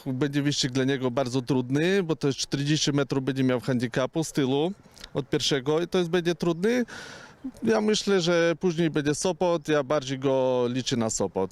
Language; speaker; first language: Polish; non-native, fluent; Ukrainian